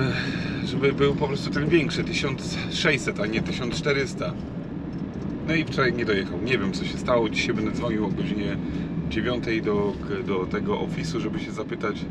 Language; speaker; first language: Polish; native; Polish